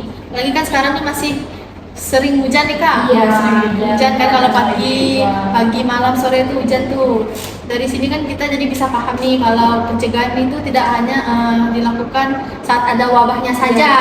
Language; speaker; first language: Indonesian; native; Indonesian